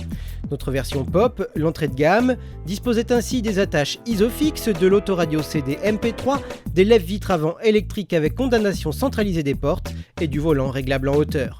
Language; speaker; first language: French; native; French